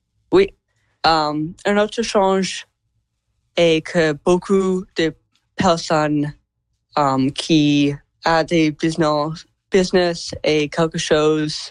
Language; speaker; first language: French; non-native, learner; English